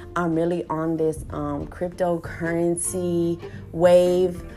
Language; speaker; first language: English; early bilingual, other home language; Spanish